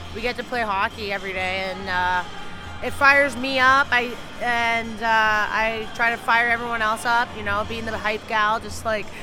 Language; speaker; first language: English; native; English